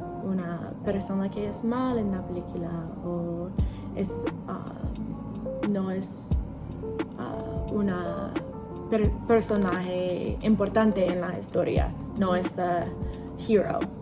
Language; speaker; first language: Spanish; non-native, learner; English